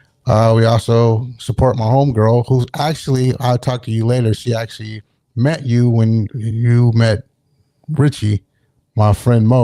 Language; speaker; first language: English; native; English